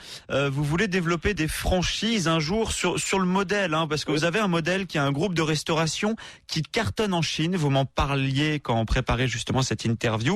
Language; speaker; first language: French; native; French